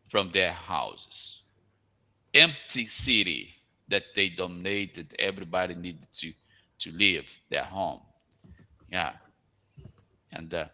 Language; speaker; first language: English; non-native, fluent; Portuguese